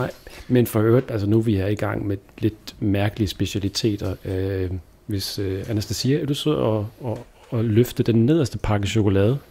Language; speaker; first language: Danish; native; Danish